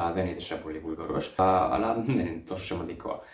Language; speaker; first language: Greek; non-native, learner; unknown